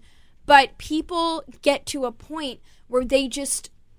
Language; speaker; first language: English; native; English